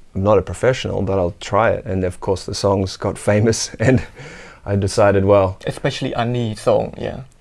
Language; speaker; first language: English; native; English